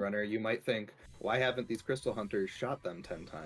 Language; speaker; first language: English; native; English